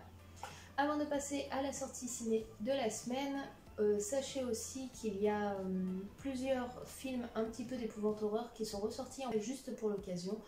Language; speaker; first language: French; native; French